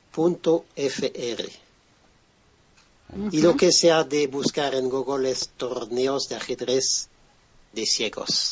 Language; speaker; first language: Spanish; non-native, fluent; French